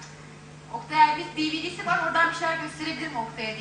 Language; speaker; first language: Turkish; native; Turkish